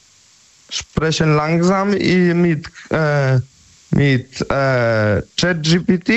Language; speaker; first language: German; non-native, learner; Polish